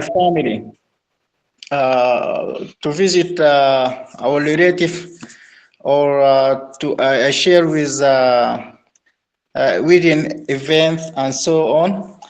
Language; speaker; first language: English; non-native, learner; Arabic